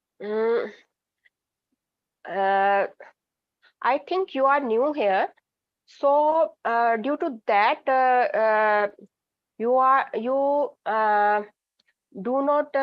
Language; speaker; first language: English; non-native, learner; Hindi